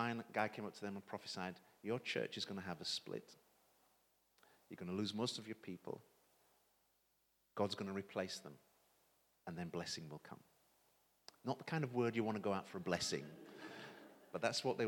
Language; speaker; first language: English; native; English